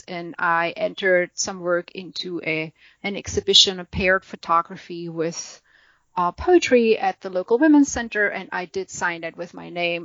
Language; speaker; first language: English; non-native, fluent; German